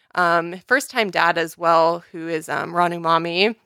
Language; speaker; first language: English; native; English